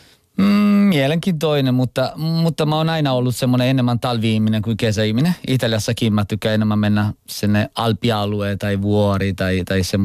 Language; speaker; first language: Finnish; non-native, local second language; Italian